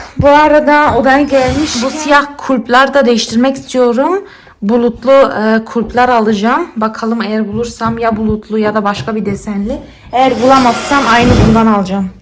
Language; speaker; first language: Turkish; early bilingual, heritage; Turkish